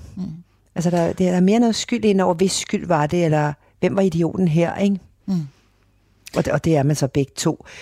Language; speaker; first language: Danish; native; Danish